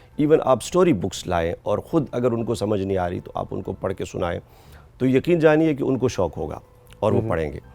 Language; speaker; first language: Urdu; non-native, local second language; Saraiki